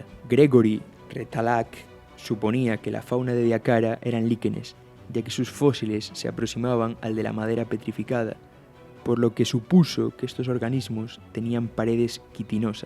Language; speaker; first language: Spanish; native; Spanish